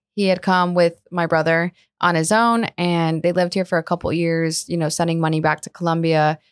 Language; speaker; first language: English; early bilingual, other home language; Spanish